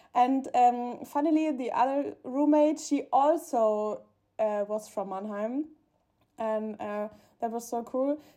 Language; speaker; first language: English; non-native, learner; German